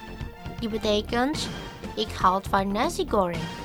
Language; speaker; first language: Dutch; non-native, learner; Indonesian